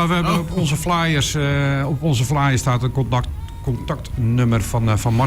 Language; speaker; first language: Dutch; native; Dutch